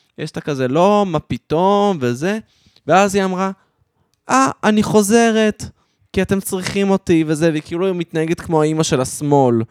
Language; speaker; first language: Hebrew; early bilingual, other home language; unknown